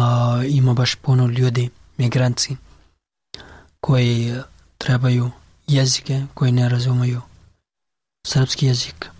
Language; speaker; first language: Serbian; non-native, learner; Pashto